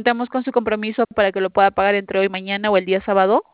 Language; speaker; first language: Spanish; native; Spanish